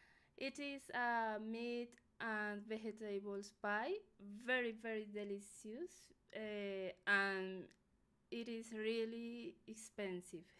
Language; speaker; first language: English; non-native, learner; Spanish